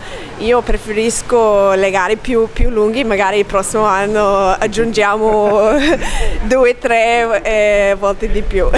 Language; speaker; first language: Italian; non-native, learner; English